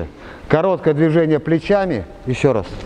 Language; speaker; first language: Russian; native; Russian